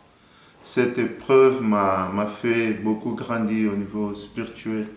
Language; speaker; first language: French; non-native, fluent; Portuguese